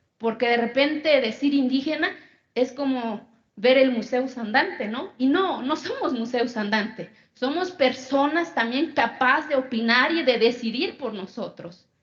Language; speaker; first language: Spanish; non-native, local second language; Zapotec